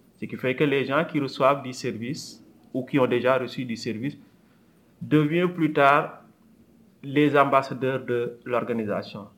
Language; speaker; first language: French; non-native, local second language; Wolof